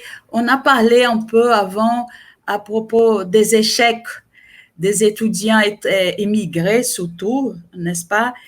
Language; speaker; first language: French; non-native, fluent; Portuguese